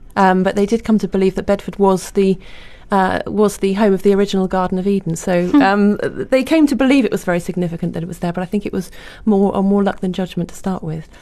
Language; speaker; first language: English; native; English